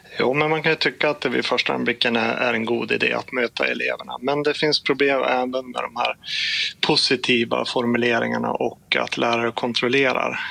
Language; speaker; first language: Swedish; native; Swedish